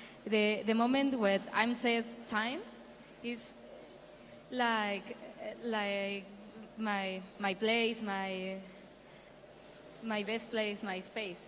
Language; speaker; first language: English; non-native, learner; Spanish